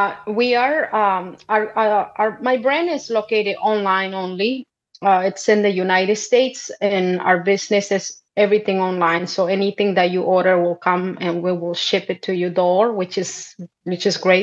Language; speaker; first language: English; non-native, fluent; Quechua